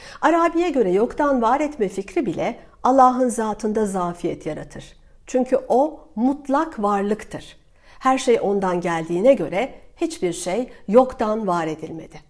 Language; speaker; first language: Turkish; native; Turkish